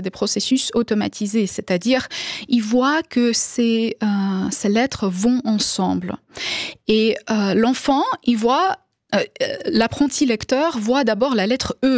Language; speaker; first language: French; non-native, fluent; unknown